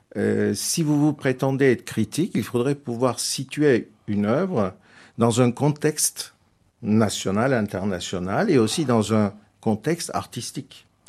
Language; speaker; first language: French; non-native, fluent; Turkish